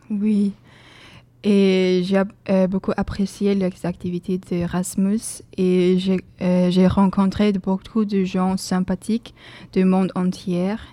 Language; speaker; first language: French; non-native, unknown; Swedish